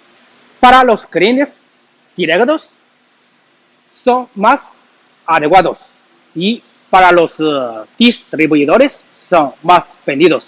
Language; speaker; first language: Spanish; non-native, learner; Chinese